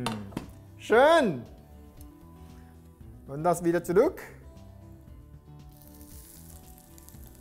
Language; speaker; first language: German; non-native, learner; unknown